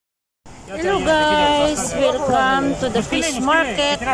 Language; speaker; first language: English; non-native, learner; Filipino